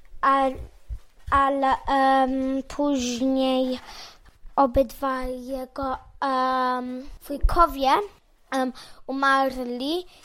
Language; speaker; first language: Polish; early bilingual, heritage; Polish